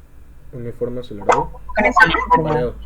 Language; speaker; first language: Spanish; non-native, learner; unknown